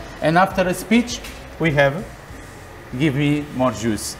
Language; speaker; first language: English; non-native, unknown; Portuguese